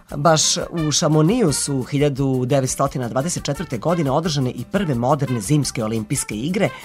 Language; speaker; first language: Serbian; native; Serbian